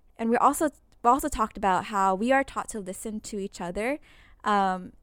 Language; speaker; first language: English; native; English